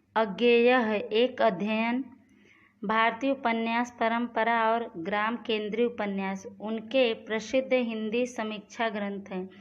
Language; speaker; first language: Hindi; non-native, local second language; Gujarati